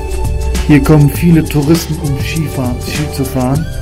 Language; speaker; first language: German; non-native, fluent; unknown